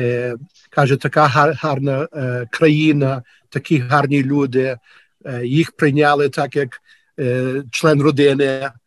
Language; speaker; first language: Ukrainian; early bilingual, heritage; Ukrainian